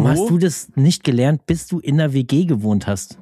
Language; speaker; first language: German; native; German